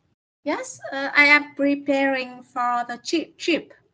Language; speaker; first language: English; non-native, learner; Vietnamese